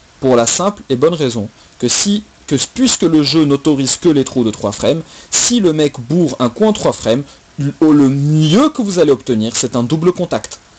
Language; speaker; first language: French; native; French